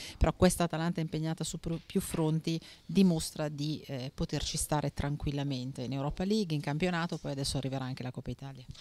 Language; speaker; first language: Italian; native; Italian